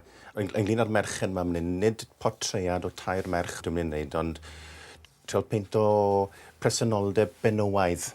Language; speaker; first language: Welsh; native; Welsh